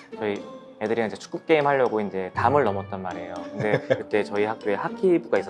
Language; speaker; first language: Korean; native; Korean